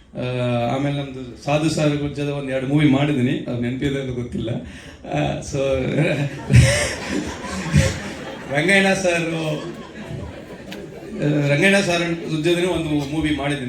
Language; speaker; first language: Kannada; non-native, learner; Tamil